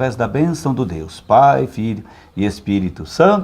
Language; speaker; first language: Portuguese; native; Portuguese